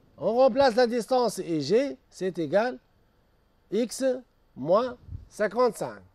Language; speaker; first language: French; non-native, local second language; Arabic